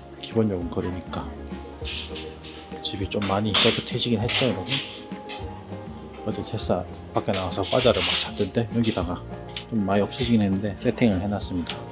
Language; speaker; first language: Korean; native; Korean